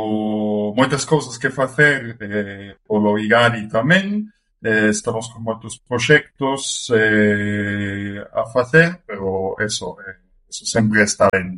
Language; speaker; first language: Galician; non-native, fluent; German